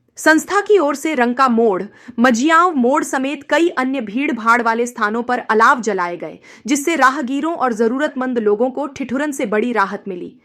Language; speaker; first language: Hindi; native; Hindi